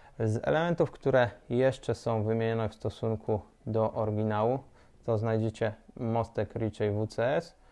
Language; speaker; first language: Polish; native; Polish